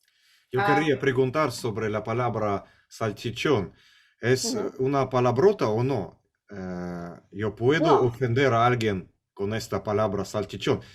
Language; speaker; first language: Spanish; non-native, learner; Russian